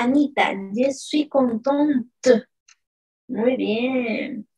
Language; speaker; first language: French; non-native, fluent; Spanish